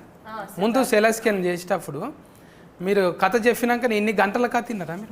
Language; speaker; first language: Telugu; native; Telugu